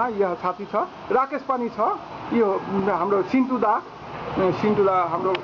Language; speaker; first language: Nepali; non-native, local second language; Bangla